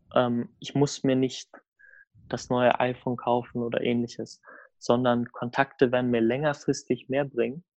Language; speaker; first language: German; early bilingual, other home language; Swedish